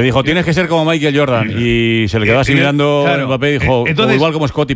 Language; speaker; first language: Spanish; native; Spanish